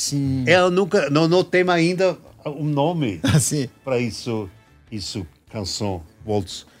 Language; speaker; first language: Portuguese; non-native, learner; German